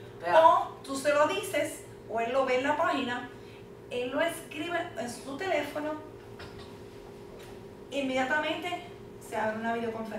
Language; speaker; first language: Spanish; native; Spanish